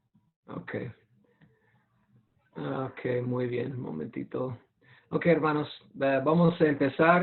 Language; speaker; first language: Spanish; non-native, fluent; English